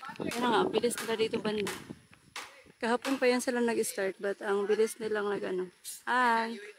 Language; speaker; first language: Filipino; non-native, local second language; Cebuano